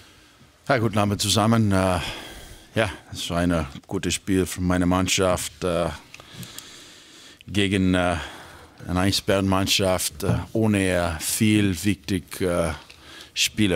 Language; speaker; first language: German; non-native, fluent; English